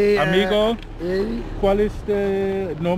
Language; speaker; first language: Spanish; non-native, learner; English